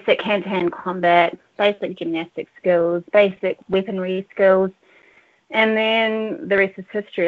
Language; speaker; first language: English; native; English